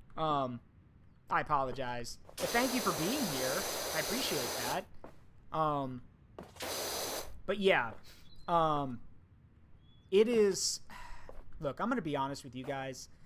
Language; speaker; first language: English; native; English